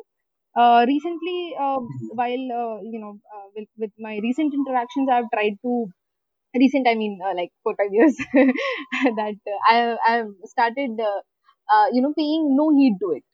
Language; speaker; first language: English; non-native, local second language; Hindi